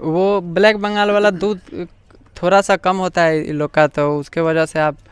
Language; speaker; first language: Hindi; native; Hindi